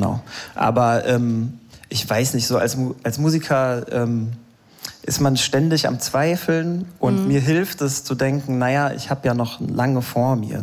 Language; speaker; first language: German; native; German